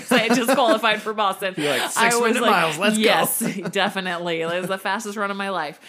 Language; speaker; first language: English; native; English